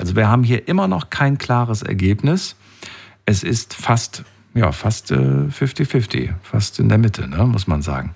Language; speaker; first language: German; native; German